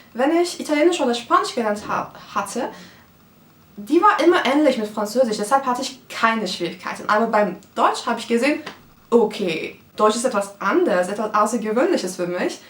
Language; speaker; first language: German; non-native, fluent; Turkish